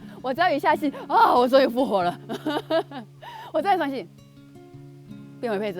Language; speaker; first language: Chinese; native; Chinese